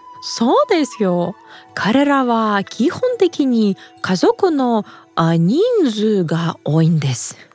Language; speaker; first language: Japanese; non-native, fluent; Russian